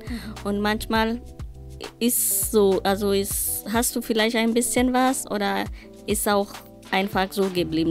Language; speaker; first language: German; non-native, learner; Swahili